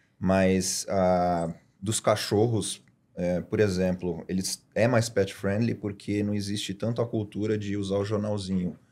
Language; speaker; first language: Portuguese; early bilingual, other home language; German